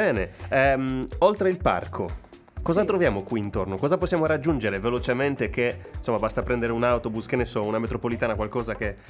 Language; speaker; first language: Italian; native; Italian